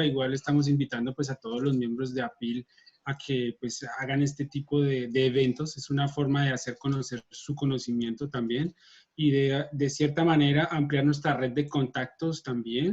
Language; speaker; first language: Spanish; native; Spanish